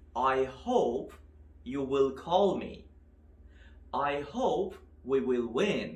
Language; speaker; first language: English; non-native, fluent; Persian